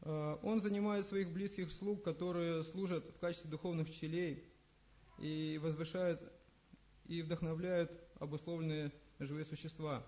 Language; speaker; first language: Russian; native; Russian